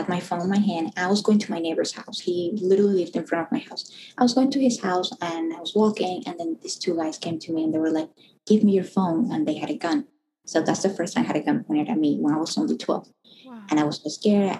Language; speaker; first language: English; non-native, fluent; Spanish